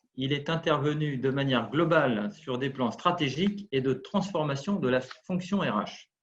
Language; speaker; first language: French; native; French